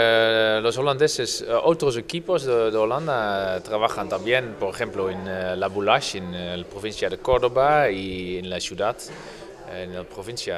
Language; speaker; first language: Spanish; non-native, fluent; Dutch